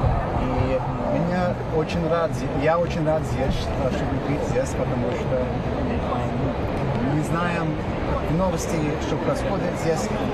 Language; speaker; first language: Russian; non-native, learner; English